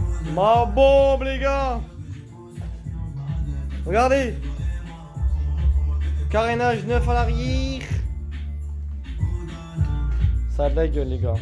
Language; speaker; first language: French; native; French